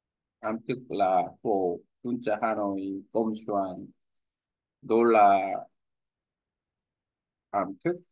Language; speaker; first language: Vietnamese; non-native, learner; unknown